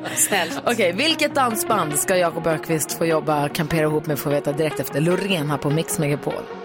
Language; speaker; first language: Swedish; native; Swedish